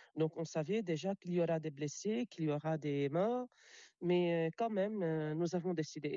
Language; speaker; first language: French; non-native, local second language; Arabic